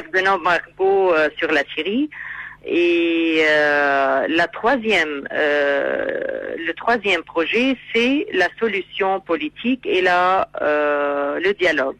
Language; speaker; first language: French; non-native, fluent; Arabic